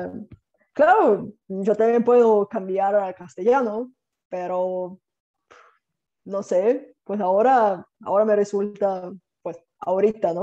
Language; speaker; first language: Spanish; non-native, fluent; Bulgarian